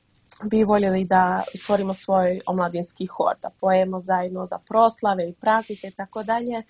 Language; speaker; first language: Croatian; early bilingual, heritage; Dutch